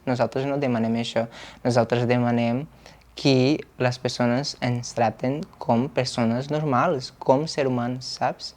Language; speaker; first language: Catalan; non-native, fluent; Portuguese